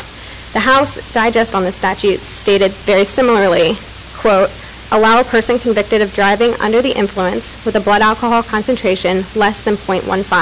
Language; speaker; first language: English; native; English